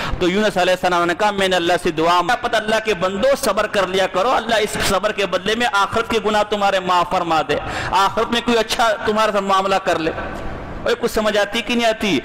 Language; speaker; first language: Urdu; non-native, local second language; Pashto